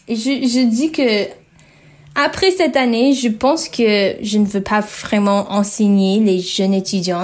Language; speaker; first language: French; non-native, learner; English